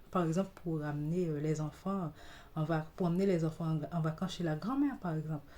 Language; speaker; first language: French; non-native, local second language; Haitian Creole